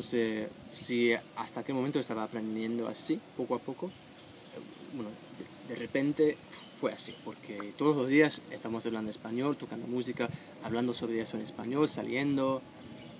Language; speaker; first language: Spanish; non-native, fluent; English